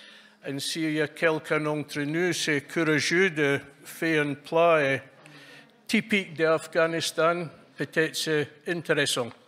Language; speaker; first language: French; non-native, fluent; English